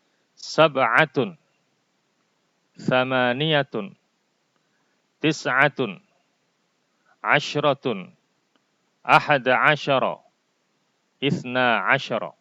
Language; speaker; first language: Arabic; non-native, fluent; Indonesian